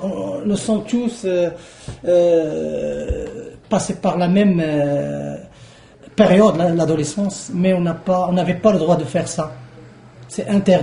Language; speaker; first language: French; non-native, local second language; Arabic